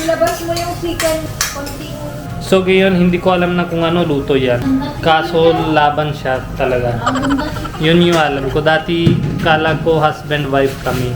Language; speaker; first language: Filipino; non-native, learner; Punjabi